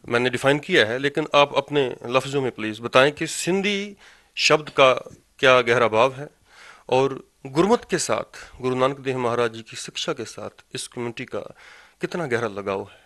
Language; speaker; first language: Hindi; non-native, local second language; Punjabi